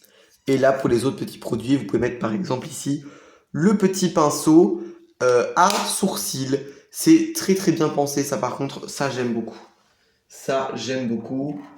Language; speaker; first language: French; native; French